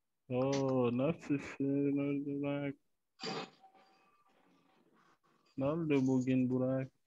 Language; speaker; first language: Turkish; non-native, learner; French